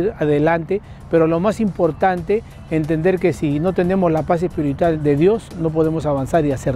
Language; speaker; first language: Spanish; native; Spanish